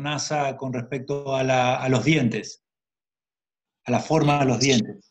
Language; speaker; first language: Spanish; native; Spanish